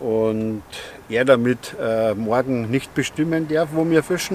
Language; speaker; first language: German; native; German